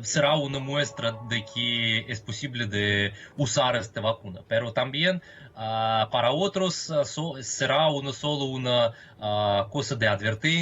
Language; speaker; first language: Spanish; non-native, fluent; Russian